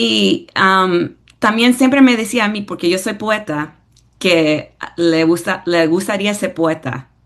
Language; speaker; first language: Spanish; early bilingual, heritage; English